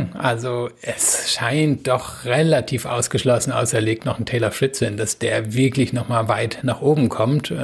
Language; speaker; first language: German; native; German